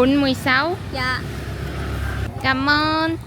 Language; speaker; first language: Vietnamese; non-native, learner; Korean